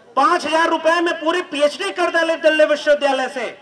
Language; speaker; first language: Hindi; native; Hindi